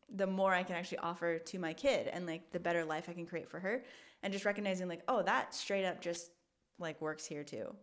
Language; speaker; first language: English; native; English